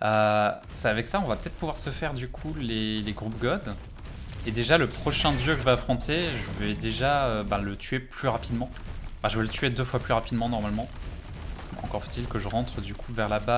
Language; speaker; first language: French; native; French